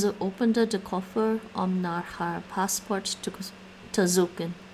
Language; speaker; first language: Dutch; non-native, learner; English